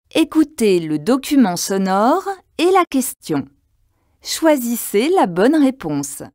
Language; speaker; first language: French; native; French